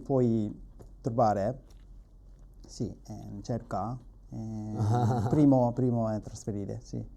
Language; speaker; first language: Italian; non-native, learner; Japanese